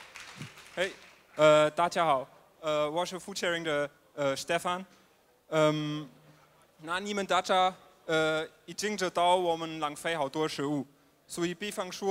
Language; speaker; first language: Chinese; non-native, fluent; German